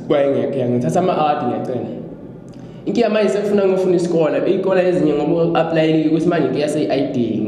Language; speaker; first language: Zulu; non-native, local second language; Swati